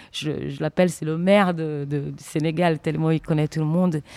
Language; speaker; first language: French; non-native, fluent; Portuguese